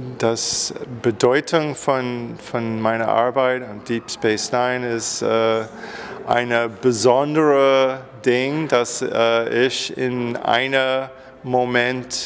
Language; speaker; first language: German; non-native, learner; English